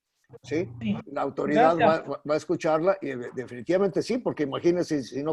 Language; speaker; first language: Spanish; native; Spanish